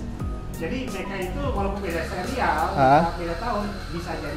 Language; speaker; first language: Indonesian; native; Indonesian